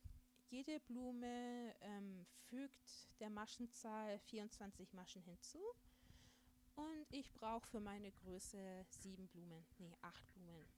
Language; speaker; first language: German; native; German